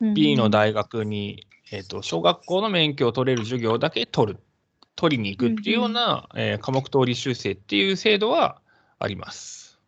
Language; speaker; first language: Japanese; native; Japanese